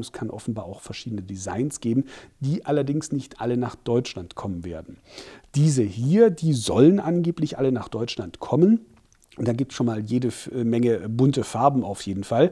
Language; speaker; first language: German; native; German